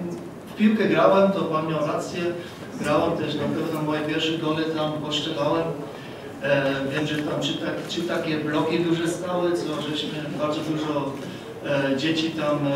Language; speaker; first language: Polish; early bilingual, other home language; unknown